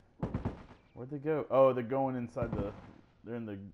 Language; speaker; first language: English; native; English